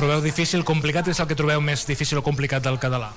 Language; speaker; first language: Catalan; native; Catalan